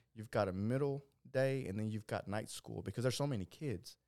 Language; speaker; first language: English; early bilingual, other home language; Spanish